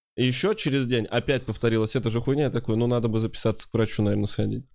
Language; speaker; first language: Russian; native; Russian